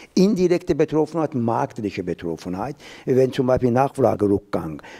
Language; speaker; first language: German; non-native, fluent; Persian